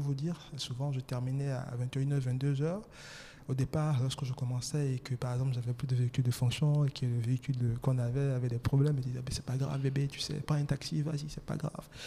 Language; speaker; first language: French; non-native, local second language; Baoulé